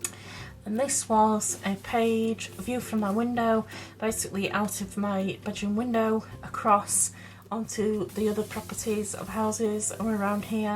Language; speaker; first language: English; native; English